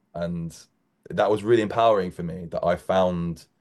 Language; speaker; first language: English; native; English